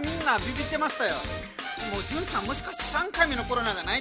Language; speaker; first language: Japanese; non-native, fluent; Nepali